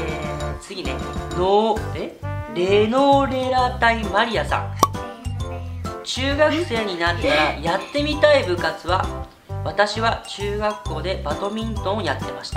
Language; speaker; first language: Japanese; native; Japanese